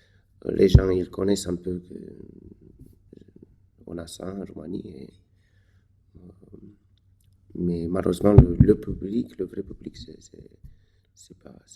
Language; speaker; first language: French; non-native, fluent; Romanian